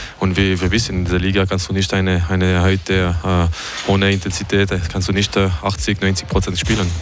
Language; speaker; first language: German; non-native, learner; French